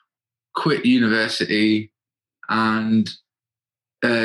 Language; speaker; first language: English; native; English